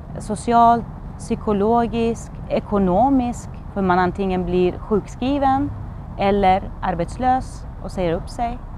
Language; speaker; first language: Swedish; non-native, fluent; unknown